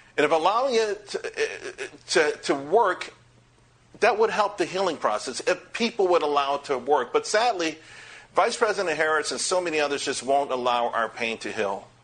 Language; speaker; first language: English; native; English